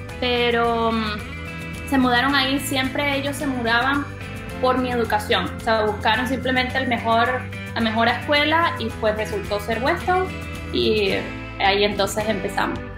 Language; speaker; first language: Spanish; native; Spanish